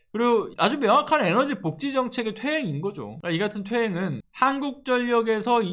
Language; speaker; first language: Korean; native; Korean